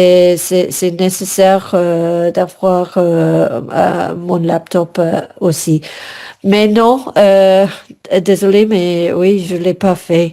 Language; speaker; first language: French; non-native, fluent; English